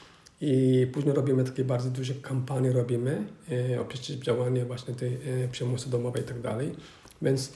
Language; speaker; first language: Polish; non-native, fluent; Somali